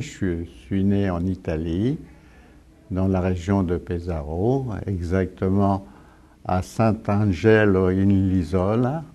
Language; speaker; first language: French; early bilingual, other home language; Italian